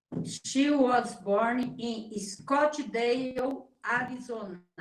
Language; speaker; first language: English; non-native, learner; Portuguese